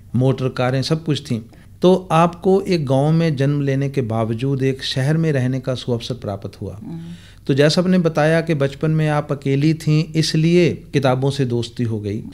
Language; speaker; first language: Hindi; non-native, local second language; Punjabi